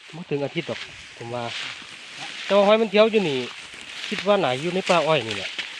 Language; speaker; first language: Thai; native; Thai